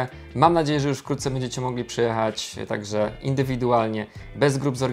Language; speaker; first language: Polish; native; Polish